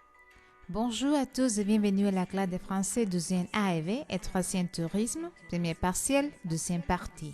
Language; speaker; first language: French; non-native, learner; Spanish